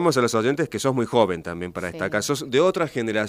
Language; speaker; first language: Spanish; native; Spanish